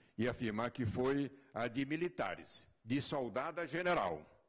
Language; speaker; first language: Portuguese; native; Portuguese